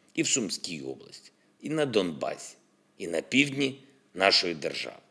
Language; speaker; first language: Ukrainian; non-native, local second language; Russian